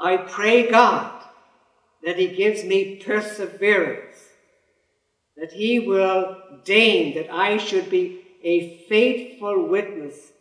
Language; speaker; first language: English; native; English